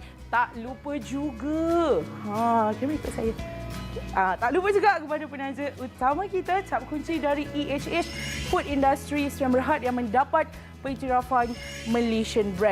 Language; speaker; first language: Malay; native; Malay